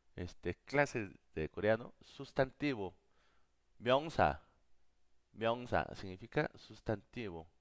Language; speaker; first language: Spanish; non-native, fluent; Korean